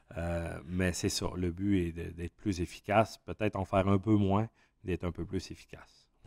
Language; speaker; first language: French; native; French